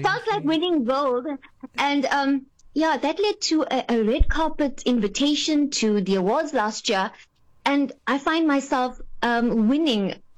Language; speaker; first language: English; native; English